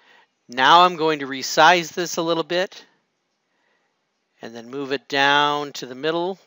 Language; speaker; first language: English; native; English